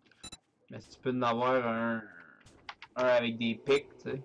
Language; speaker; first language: French; native; French